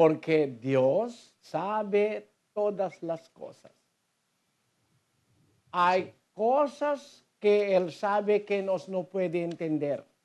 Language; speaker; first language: Spanish; non-native, learner; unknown